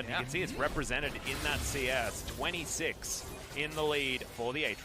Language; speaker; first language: English; native; English